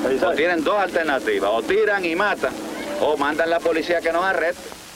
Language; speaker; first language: Spanish; native; Spanish